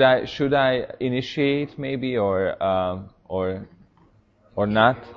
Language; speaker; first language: English; non-native, fluent; Hungarian